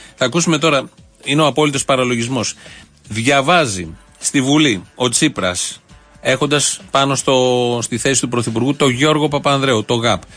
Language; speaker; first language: Greek; native; Greek